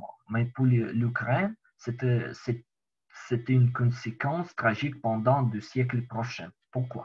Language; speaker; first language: French; non-native, learner; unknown